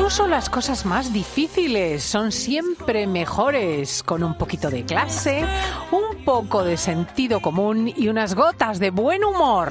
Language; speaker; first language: Spanish; native; Spanish